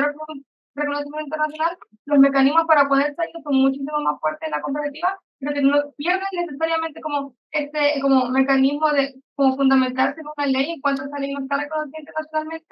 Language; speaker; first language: Spanish; native; Spanish